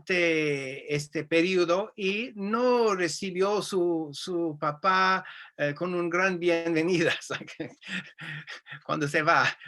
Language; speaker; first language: Spanish; non-native, fluent; English